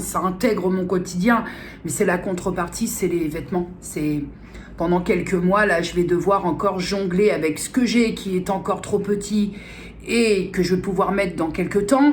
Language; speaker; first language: French; native; French